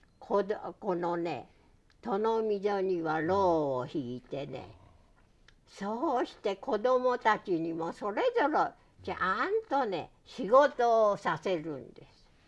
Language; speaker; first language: Japanese; native; Japanese